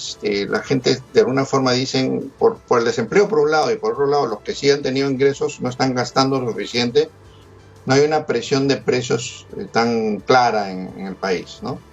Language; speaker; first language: Spanish; native; Spanish